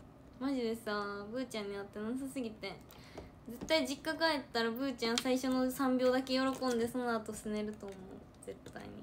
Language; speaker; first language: Japanese; native; Japanese